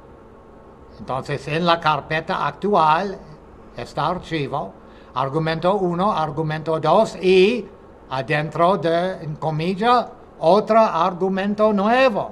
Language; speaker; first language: Spanish; non-native, fluent; English